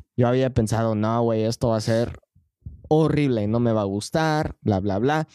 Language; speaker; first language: Spanish; non-native, fluent; English